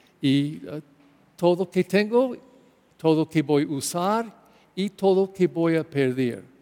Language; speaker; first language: Spanish; non-native, learner; English